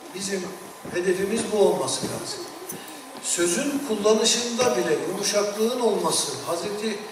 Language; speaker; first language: Turkish; native; Turkish